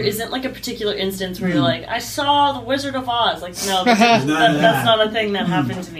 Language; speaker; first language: English; native; English